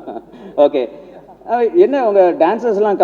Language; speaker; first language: Tamil; native; Tamil